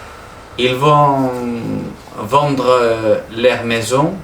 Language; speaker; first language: French; non-native, learner; Spanish